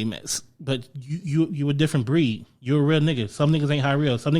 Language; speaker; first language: English; native; English